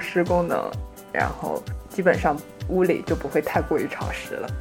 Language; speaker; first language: Chinese; native; Chinese